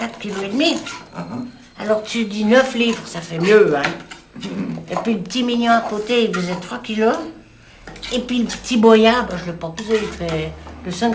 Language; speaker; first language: French; native; French